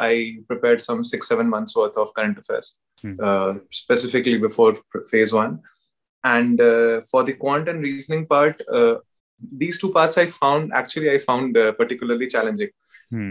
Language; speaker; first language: English; non-native, local second language; Hindi